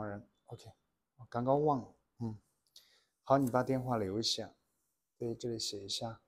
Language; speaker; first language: Chinese; native; Chinese